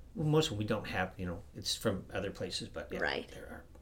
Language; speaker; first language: English; non-native, fluent; Spanish